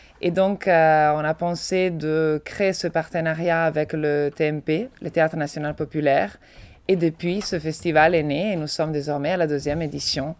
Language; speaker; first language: French; non-native, fluent; Italian